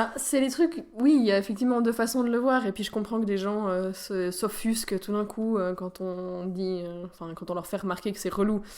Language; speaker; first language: French; native; French